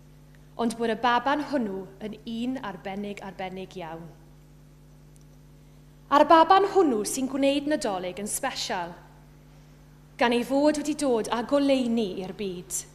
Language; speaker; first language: Welsh; native; Welsh